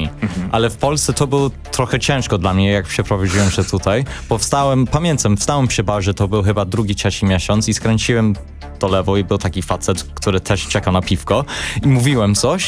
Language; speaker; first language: Polish; non-native, learner; English